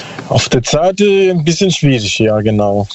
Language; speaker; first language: German; non-native, learner; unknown